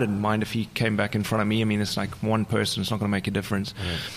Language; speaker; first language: English; native; English